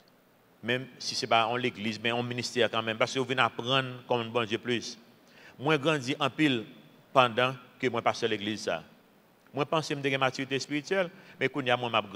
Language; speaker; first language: French; non-native, local second language; Haitian Creole